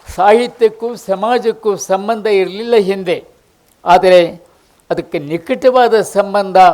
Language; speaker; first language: Kannada; native; Kannada